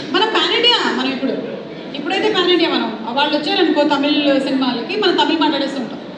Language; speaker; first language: Telugu; non-native, local second language; Malayalam